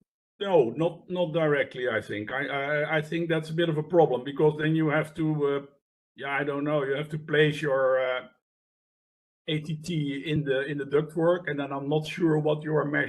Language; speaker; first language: English; non-native, fluent; Dutch